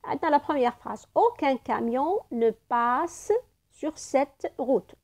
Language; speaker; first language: French; non-native, local second language; Arabic